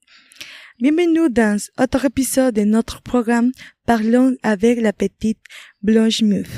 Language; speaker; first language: French; non-native, learner; Spanish